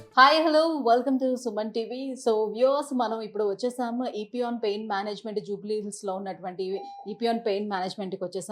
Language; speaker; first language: Telugu; native; Telugu